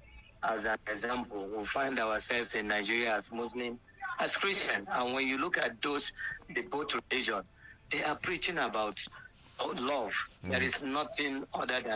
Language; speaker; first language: English; non-native, local second language; Hausa